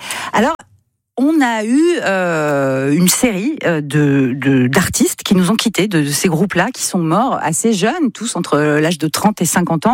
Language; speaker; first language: French; native; French